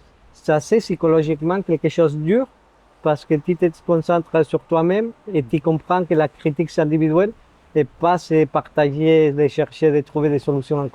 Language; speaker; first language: French; non-native, fluent; Spanish